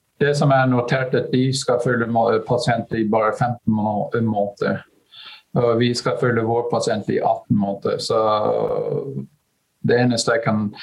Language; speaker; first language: Norwegian; non-native, fluent; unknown